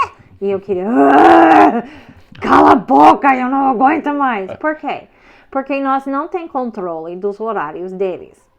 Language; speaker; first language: Portuguese; non-native, fluent; English